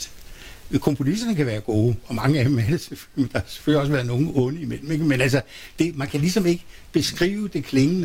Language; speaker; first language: Danish; native; Danish